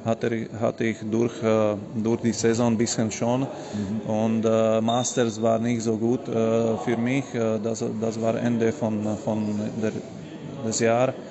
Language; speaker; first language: German; non-native, learner; Slovak